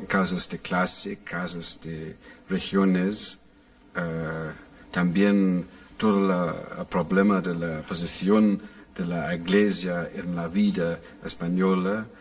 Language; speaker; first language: Spanish; non-native, fluent; English